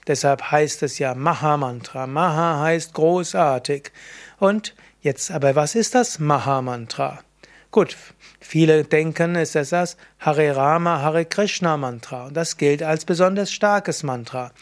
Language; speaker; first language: German; native; German